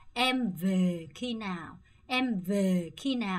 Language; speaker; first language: Vietnamese; non-native, fluent; Korean